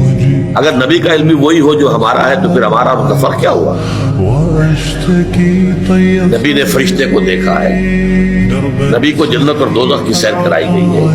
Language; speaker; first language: Urdu; native; Urdu